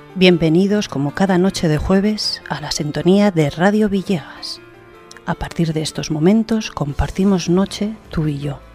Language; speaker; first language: Spanish; native; Spanish